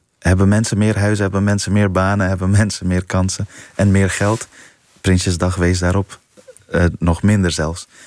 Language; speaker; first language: Dutch; early bilingual, other home language; Persian